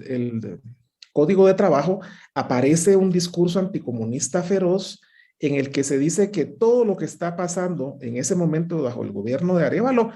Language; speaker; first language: Spanish; native; Spanish